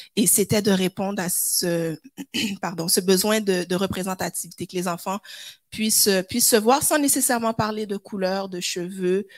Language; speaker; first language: French; native; French